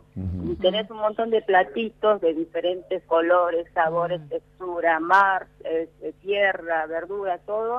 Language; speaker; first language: Spanish; early bilingual, other home language; Korean